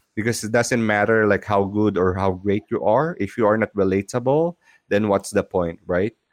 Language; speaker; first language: English; non-native, local second language; Filipino